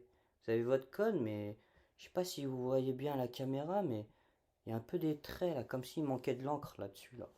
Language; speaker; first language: French; native; French